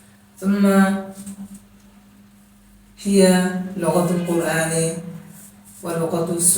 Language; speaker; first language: Arabic; non-native, learner; Bangla